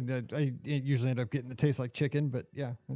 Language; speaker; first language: English; native; English